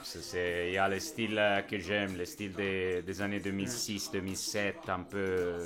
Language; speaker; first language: French; non-native, fluent; Italian